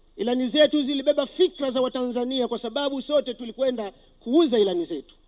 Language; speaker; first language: Swahili; native; Swahili